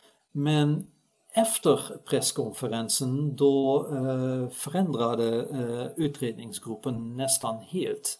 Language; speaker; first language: Swedish; non-native, fluent; Dutch